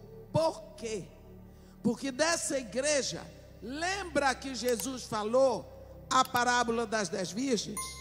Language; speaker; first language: Portuguese; native; Portuguese